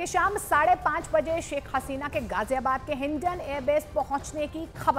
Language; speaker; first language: Hindi; native; Hindi